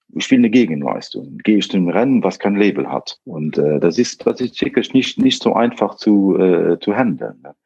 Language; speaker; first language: German; non-native, local second language; Luxembourgish